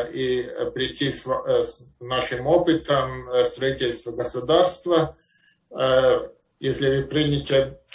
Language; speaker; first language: Russian; non-native, fluent; Latvian